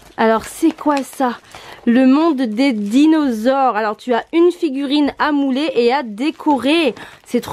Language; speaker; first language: French; native; French